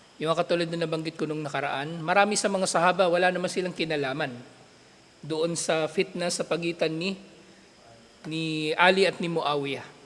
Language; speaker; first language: Filipino; native; Filipino